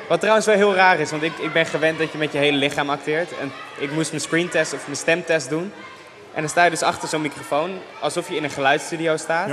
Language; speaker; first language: Dutch; native; Dutch